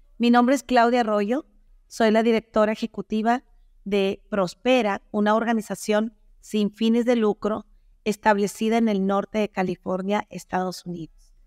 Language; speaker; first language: Spanish; native; Spanish